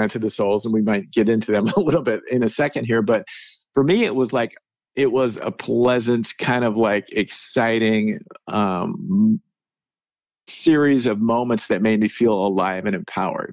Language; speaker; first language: English; native; English